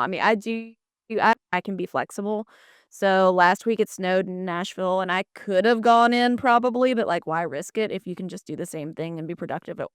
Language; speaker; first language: English; native; English